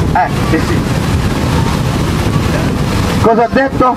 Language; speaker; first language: Italian; native; Italian